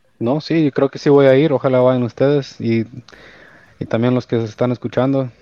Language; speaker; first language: Spanish; early bilingual, heritage; Spanish